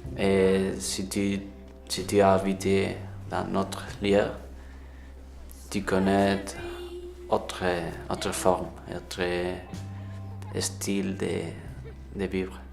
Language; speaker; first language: French; non-native, learner; Spanish